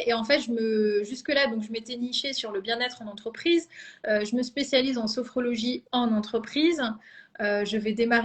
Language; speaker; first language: French; native; French